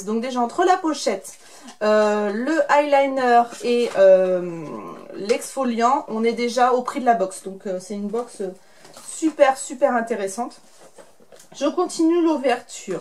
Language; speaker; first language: French; native; French